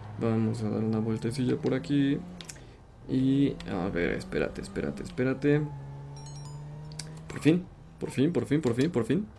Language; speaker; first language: Spanish; native; Spanish